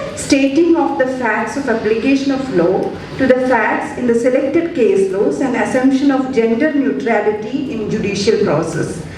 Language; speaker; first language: English; non-native, local second language; Malayalam